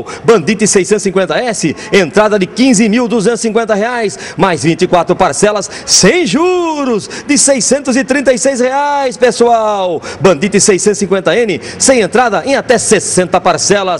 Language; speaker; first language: Portuguese; native; Portuguese